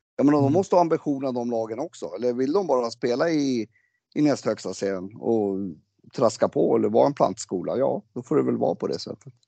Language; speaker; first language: Swedish; native; Swedish